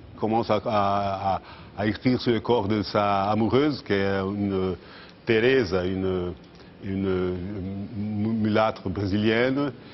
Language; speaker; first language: French; non-native, fluent; Portuguese